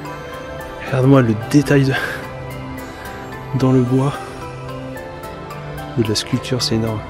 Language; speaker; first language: French; native; French